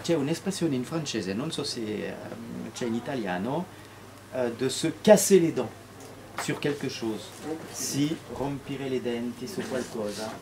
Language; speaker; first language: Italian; non-native, fluent; French